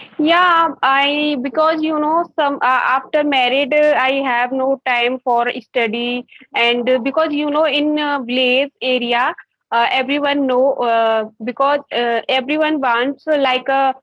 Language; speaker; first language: English; non-native, learner; Hindi